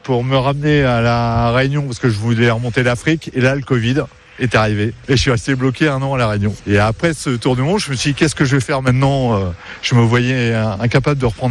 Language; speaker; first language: French; native; French